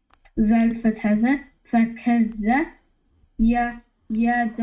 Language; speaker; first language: Arabic; non-native, learner; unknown